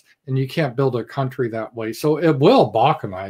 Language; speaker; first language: English; native; English